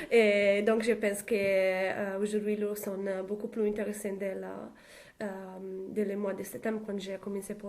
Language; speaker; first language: French; non-native, learner; Italian